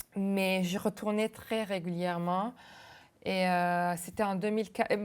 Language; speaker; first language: French; non-native, local second language; Arabic